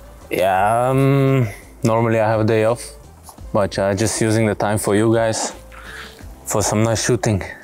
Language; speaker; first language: English; non-native, fluent; Hungarian